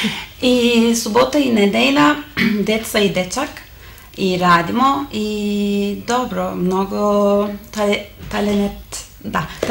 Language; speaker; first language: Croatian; non-native, learner; Turkish